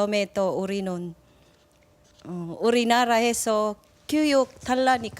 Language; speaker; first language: Korean; non-native, learner; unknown